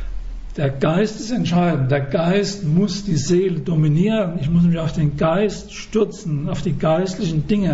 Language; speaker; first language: German; native; German